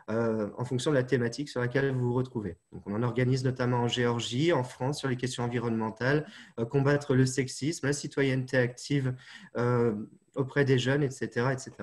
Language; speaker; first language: French; native; French